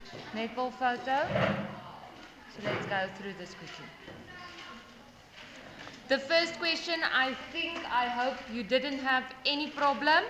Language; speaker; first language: English; non-native, local second language; Afrikaans